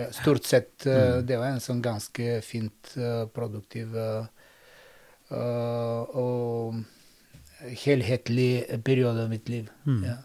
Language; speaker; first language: Norwegian; non-native, fluent; Bulgarian